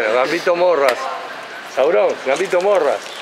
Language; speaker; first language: Spanish; native; Spanish